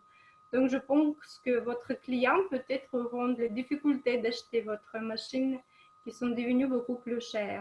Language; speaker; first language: French; non-native, fluent; Russian